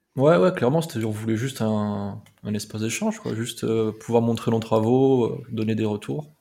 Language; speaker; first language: French; native; French